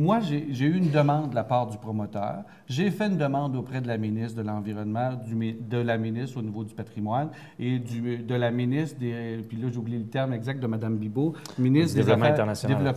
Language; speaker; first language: French; native; French